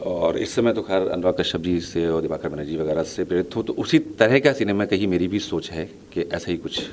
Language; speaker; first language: Hindi; native; Hindi